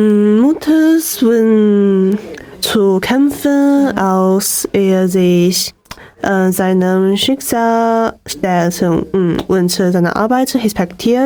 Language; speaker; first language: German; non-native, learner; Chinese